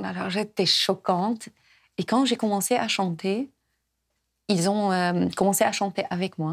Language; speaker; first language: French; non-native, fluent; Arabic